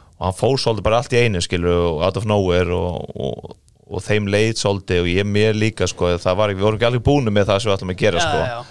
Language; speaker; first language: Icelandic; non-native, fluent; Faroese